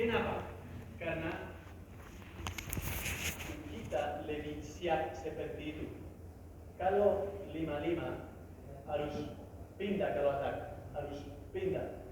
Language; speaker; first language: Indonesian; non-native, learner; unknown